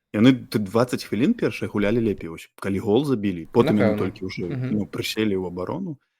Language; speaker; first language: Belarusian; non-native, local second language; Russian